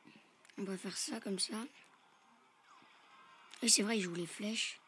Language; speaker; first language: French; native; French